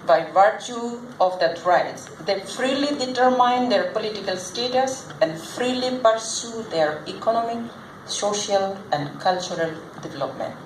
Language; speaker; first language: English; non-native, local second language; Assamese